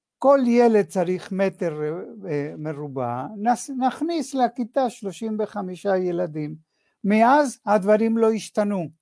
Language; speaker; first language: Hebrew; non-native, fluent; Spanish